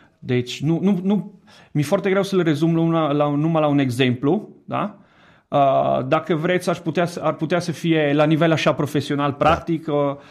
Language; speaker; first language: Romanian; non-native, fluent; Italian